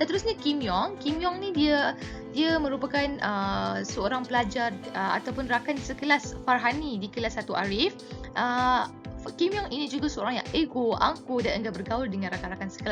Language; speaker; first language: Malay; native; Malay